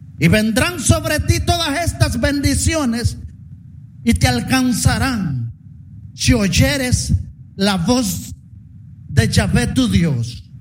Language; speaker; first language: Spanish; native; Spanish